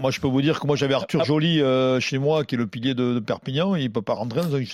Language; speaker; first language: French; native; French